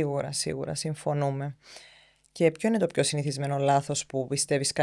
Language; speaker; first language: Greek; native; Greek